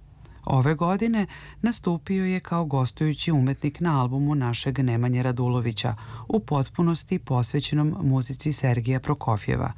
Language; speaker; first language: Serbian; native; Serbian